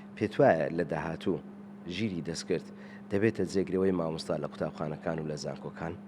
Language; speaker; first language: Central Kurdish; native; Central Kurdish